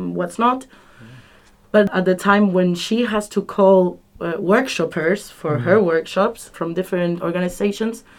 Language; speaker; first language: English; non-native, fluent; Spanish